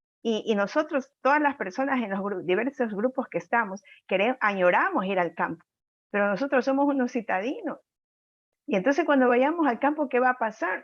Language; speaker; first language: Spanish; native; Spanish